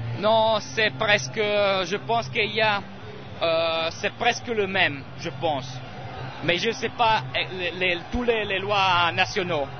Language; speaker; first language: French; non-native, learner; Italian